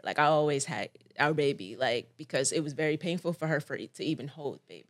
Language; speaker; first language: English; native; English